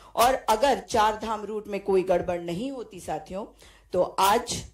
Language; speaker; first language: Hindi; native; Hindi